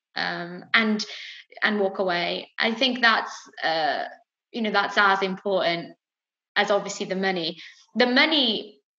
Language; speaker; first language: English; native; English